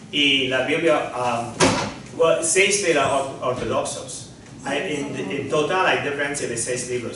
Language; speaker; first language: Spanish; non-native, fluent; English